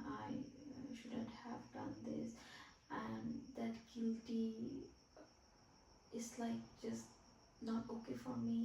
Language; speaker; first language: English; non-native, fluent; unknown